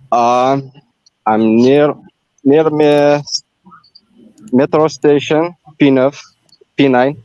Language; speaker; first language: English; non-native, learner; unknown